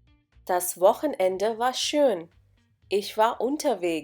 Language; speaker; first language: German; non-native, fluent; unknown